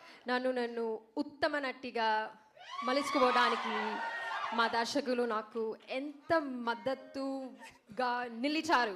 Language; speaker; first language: Telugu; non-native, learner; Malayalam